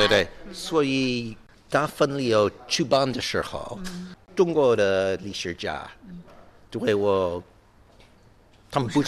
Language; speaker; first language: Chinese; non-native, learner; English